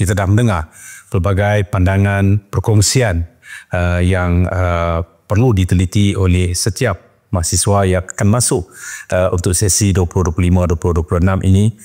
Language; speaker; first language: Malay; non-native, local second language; Tamil